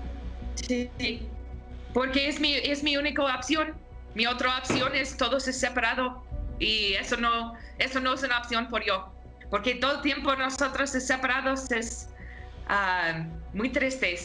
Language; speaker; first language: Spanish; non-native, learner; English